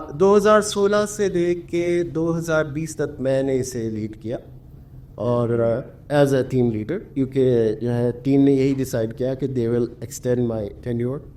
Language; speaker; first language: Urdu; early bilingual, heritage; Urdu